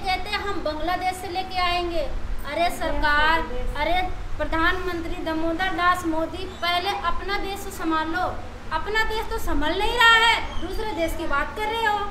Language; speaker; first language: Hindi; native; Hindi